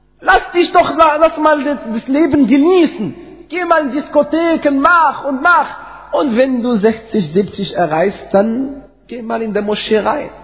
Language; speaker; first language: German; non-native, fluent; Arabic